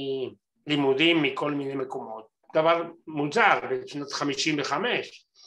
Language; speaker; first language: Hebrew; non-native, fluent; Spanish